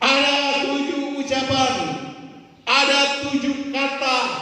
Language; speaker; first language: Malay; native; Malay